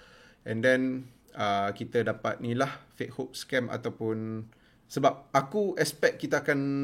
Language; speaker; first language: Malay; native; Malay